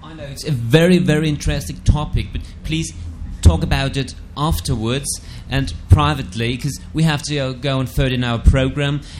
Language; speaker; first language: English; non-native, fluent; German